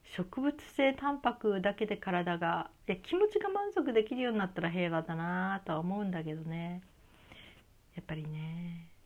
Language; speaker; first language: Japanese; native; Japanese